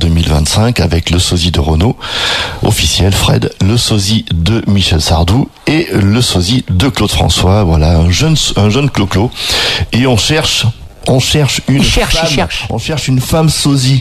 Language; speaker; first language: French; native; French